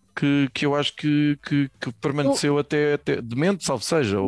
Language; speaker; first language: Portuguese; native; Portuguese